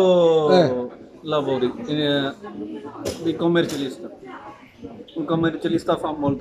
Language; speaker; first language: Italian; non-native, learner; Urdu